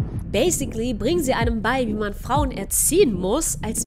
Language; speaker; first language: German; native; German